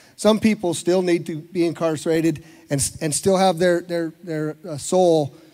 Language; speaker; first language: English; native; English